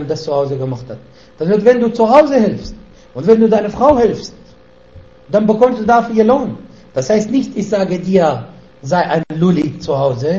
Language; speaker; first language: German; non-native, fluent; Arabic